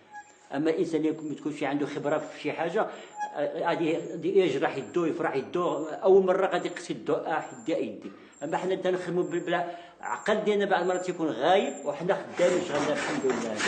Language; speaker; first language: Arabic; native; Arabic